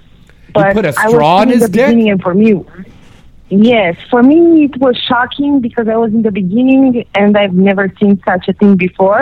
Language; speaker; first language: English; non-native, fluent; Romanian